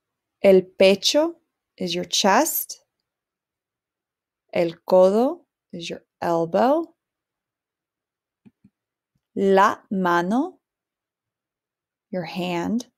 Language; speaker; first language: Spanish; non-native, fluent; English